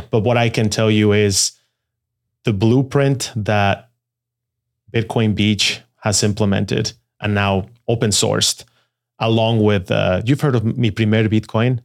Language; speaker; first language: English; non-native, fluent; Spanish